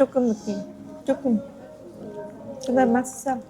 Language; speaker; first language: Korean; non-native, learner; Vietnamese